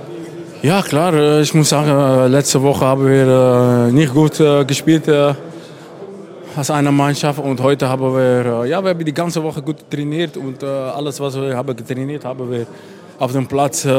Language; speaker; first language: German; non-native, fluent; Dutch